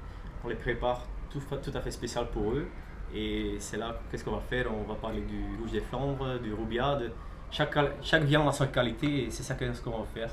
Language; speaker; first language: French; non-native, local second language; Dutch